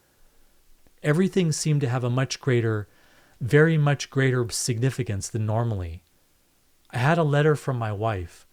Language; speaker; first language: English; native; English